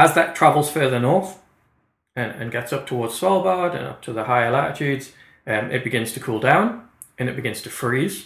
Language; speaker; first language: English; native; English